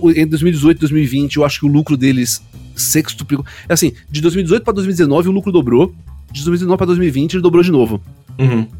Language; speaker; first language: Portuguese; native; Portuguese